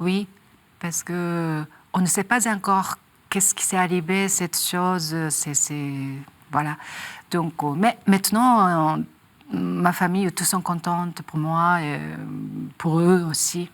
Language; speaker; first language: French; non-native, learner; Japanese